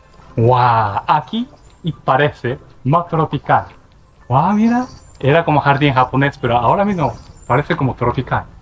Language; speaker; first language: Spanish; non-native, learner; Japanese